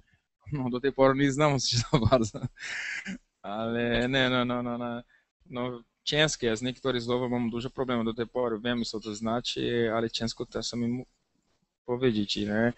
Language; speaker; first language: Polish; non-native, learner; Portuguese